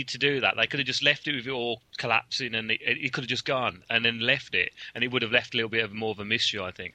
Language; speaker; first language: English; native; English